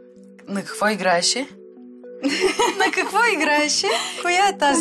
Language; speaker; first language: Bulgarian; native; Bulgarian